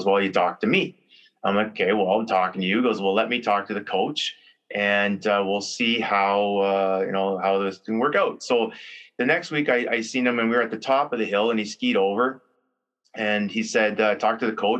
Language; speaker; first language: English; native; English